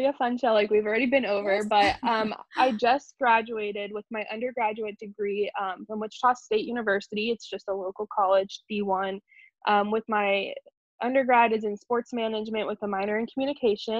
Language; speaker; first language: English; native; English